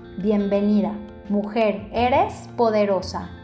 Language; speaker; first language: Spanish; native; Spanish